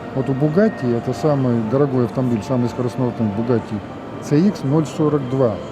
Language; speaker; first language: Russian; native; Russian